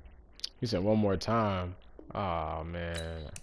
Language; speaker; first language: English; native; English